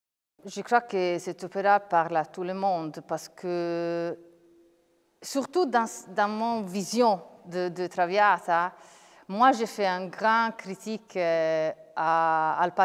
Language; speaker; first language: French; non-native, fluent; Italian